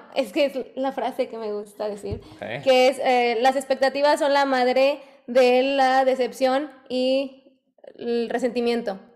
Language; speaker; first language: Spanish; native; Spanish